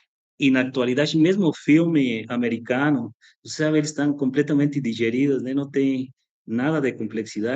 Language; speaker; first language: Portuguese; non-native, fluent; Spanish